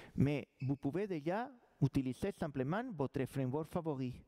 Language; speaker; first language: French; non-native, fluent; Spanish